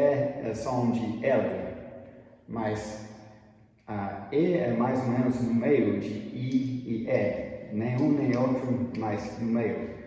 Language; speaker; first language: Portuguese; non-native, fluent; English